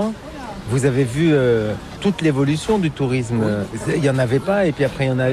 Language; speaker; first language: French; native; French